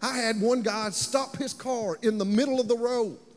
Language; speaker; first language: English; native; English